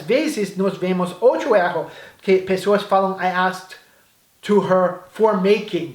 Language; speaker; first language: Portuguese; non-native, fluent; English